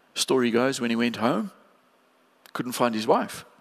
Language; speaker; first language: English; native; English